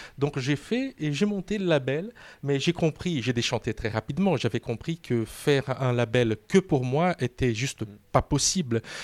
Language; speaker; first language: French; non-native, fluent; Portuguese